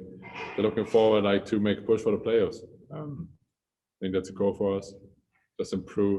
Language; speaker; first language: English; non-native, fluent; German